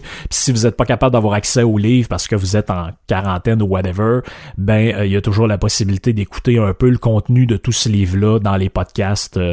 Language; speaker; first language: French; native; French